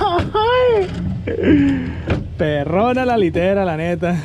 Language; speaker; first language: Spanish; native; Spanish